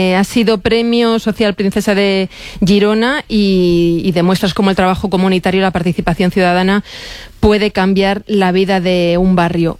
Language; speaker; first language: Spanish; native; Spanish